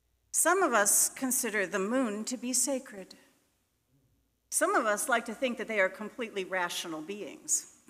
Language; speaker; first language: English; native; English